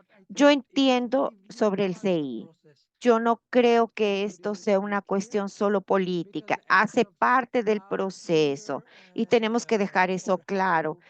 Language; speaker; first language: Spanish; non-native, fluent; Portuguese